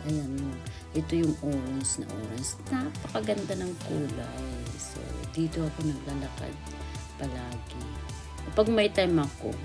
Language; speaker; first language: Filipino; native; Filipino